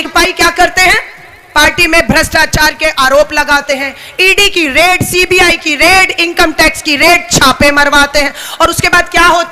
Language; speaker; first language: Hindi; native; Hindi